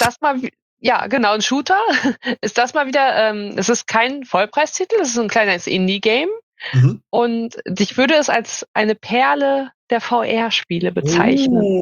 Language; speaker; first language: German; native; German